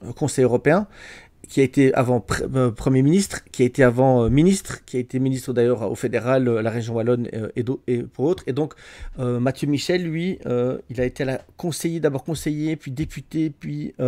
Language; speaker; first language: French; native; French